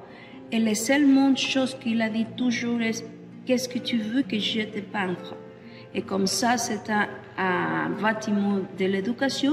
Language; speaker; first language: French; non-native, learner; Spanish